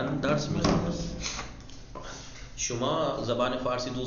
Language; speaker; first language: Persian; non-native, fluent; Urdu